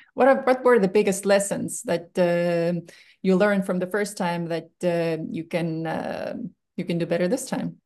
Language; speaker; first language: English; non-native, fluent; Estonian